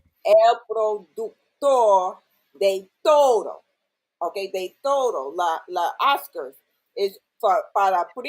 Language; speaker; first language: Spanish; non-native, learner; English